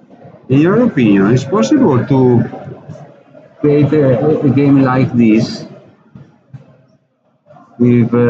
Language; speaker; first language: English; non-native, learner; Italian